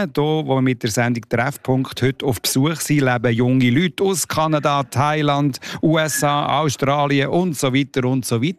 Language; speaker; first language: German; native; German